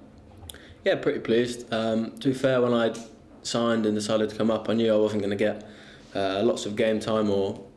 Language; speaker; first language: English; native; English